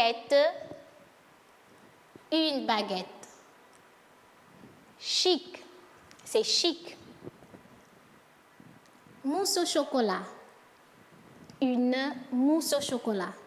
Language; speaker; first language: French; non-native, fluent; Portuguese